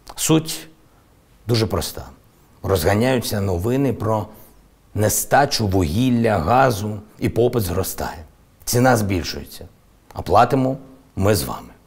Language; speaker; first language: Ukrainian; non-native, local second language; Russian